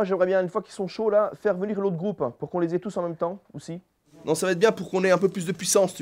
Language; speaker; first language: French; native; French